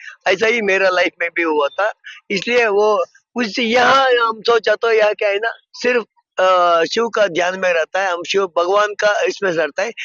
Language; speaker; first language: Hindi; non-native, local second language; Telugu